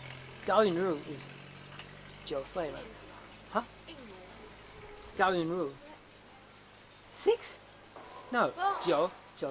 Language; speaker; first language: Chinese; non-native, learner; English